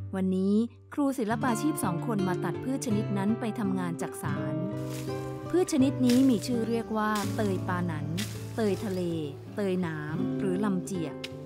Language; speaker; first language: Thai; native; Thai